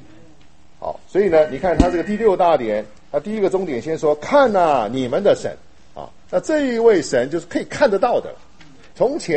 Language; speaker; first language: Chinese; native; Chinese